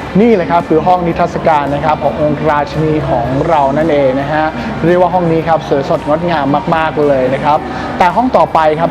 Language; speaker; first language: Thai; native; Thai